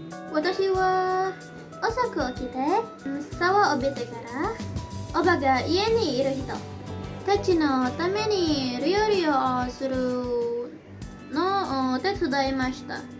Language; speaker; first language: Japanese; non-native, learner; Indonesian